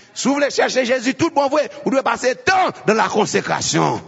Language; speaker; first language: French; non-native, local second language; Haitian Creole